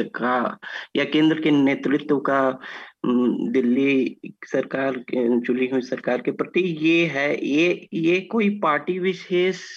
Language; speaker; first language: Hindi; native; Hindi